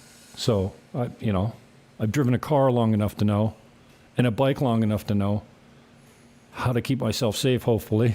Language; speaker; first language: English; native; English